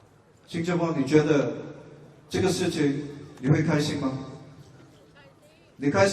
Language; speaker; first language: Chinese; non-native, local second language; English